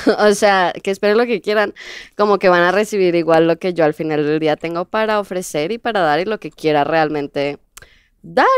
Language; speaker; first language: Spanish; native; Spanish